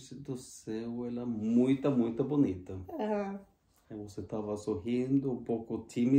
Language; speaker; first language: Portuguese; non-native, fluent; Norwegian